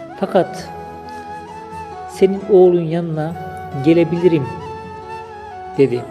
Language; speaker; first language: Turkish; native; Turkish